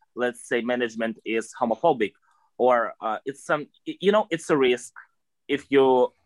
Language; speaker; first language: English; non-native, fluent; Russian